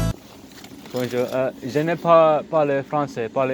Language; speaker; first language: French; non-native, learner; English